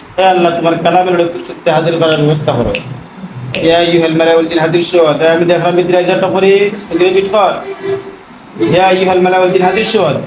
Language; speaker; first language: Arabic; non-native, fluent; Bangla